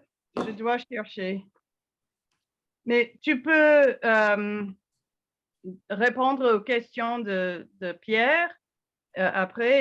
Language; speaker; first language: French; non-native, fluent; English